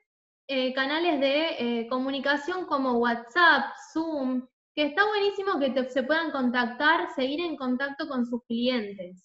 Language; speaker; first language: Spanish; native; Spanish